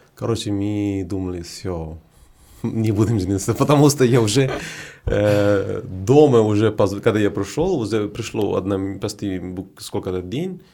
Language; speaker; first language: Russian; non-native, fluent; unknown